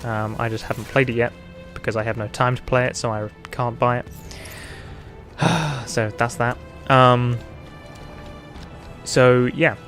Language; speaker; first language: English; native; English